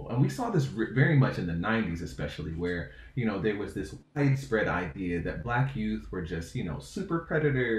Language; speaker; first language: English; native; English